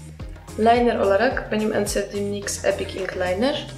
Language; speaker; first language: Turkish; non-native, fluent; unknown